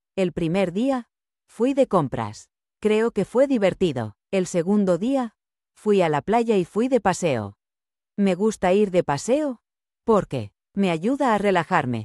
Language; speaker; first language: Spanish; non-native, learner; English